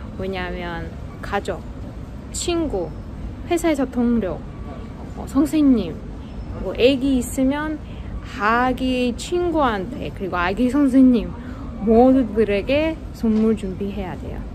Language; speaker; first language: Korean; non-native, fluent; Russian